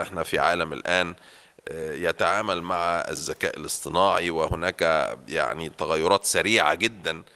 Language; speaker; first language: Arabic; native; Arabic